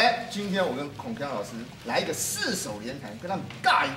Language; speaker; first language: Chinese; native; Chinese